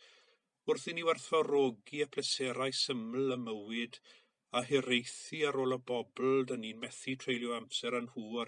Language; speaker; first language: Welsh; native; Welsh